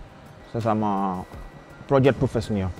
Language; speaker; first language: French; non-native, learner; Arabic